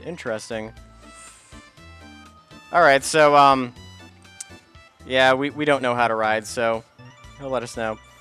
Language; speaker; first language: English; native; English